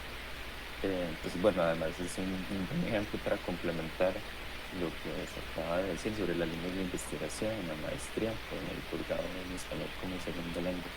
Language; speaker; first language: Spanish; native; Spanish